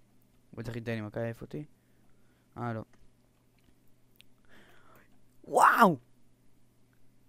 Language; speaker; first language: Hebrew; native; Hebrew